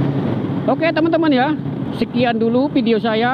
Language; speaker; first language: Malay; non-native, local second language; Javanese